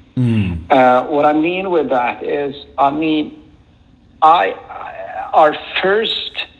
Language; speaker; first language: English; non-native, fluent; Swedish